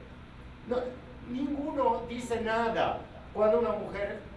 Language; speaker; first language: Spanish; non-native, fluent; Italian